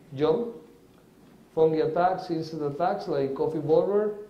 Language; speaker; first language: English; non-native, fluent; Spanish